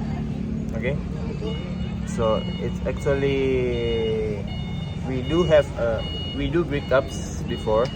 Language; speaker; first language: English; non-native, fluent; Indonesian